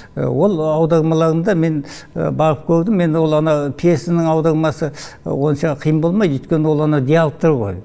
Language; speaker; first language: Kazakh; native; Kazakh